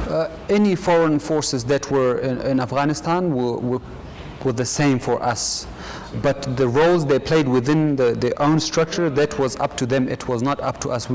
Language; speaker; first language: English; non-native, fluent; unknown